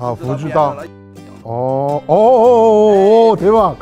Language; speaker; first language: Chinese; non-native, fluent; Korean